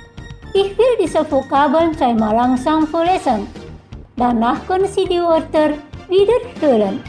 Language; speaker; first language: German; non-native, learner; Indonesian